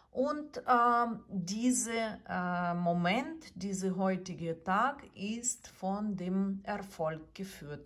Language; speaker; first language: German; non-native, fluent; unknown